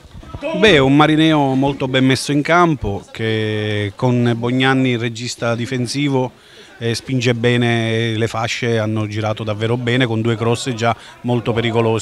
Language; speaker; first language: Italian; native; Italian